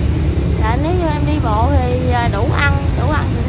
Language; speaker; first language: Vietnamese; native; Vietnamese